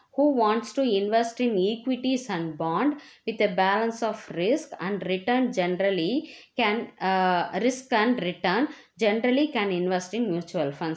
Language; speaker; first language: English; non-native, local second language; Tamil